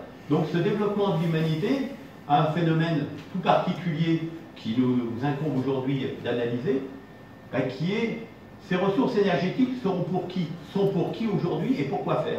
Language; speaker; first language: French; native; French